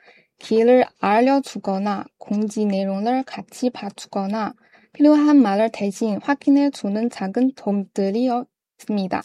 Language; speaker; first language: Korean; non-native, learner; Chinese